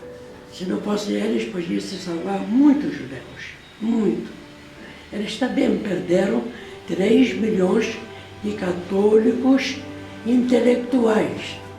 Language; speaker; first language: Portuguese; non-native, fluent; Polish